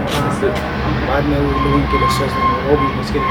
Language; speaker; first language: Hindi; non-native, local second language; Ladakhi